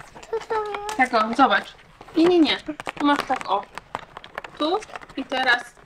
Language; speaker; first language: Polish; native; Polish